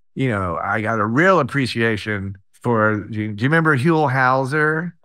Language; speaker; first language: English; native; English